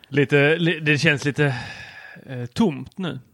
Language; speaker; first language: Swedish; native; Swedish